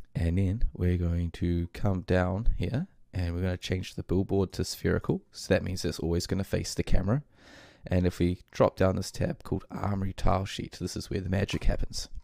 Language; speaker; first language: English; native; English